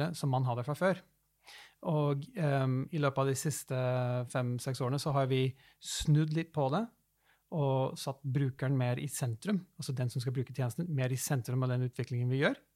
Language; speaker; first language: Norwegian; early bilingual, other home language; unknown